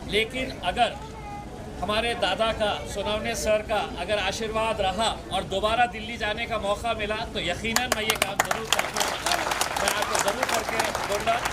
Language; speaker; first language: Hindi; non-native, local second language; Marathi